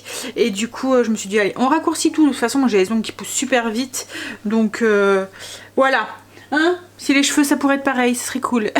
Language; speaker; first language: French; native; French